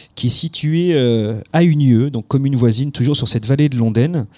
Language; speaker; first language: French; native; French